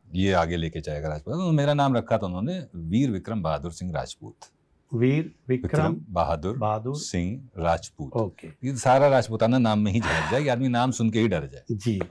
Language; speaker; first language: Hindi; native; Hindi